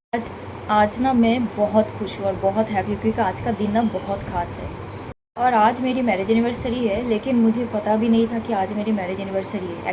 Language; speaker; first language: Hindi; non-native, local second language; Bangla